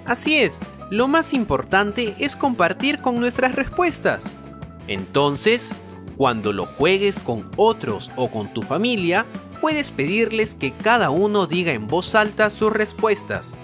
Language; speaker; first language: Spanish; native; Spanish